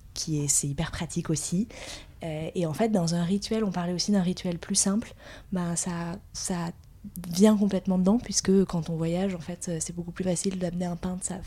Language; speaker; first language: French; native; French